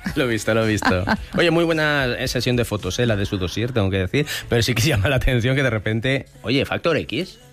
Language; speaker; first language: Spanish; native; Spanish